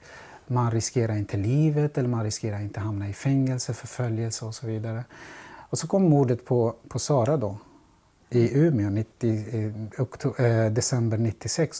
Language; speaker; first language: Swedish; non-native, fluent; Central Kurdish